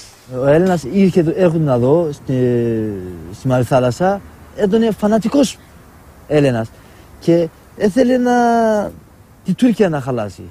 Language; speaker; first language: Greek; early bilingual, heritage; Turkish